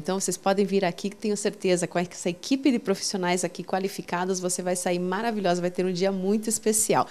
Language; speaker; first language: Portuguese; native; Portuguese